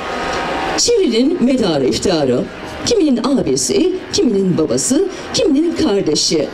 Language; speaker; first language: Turkish; native; Turkish